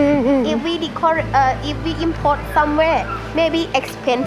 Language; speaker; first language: English; non-native, learner; Thai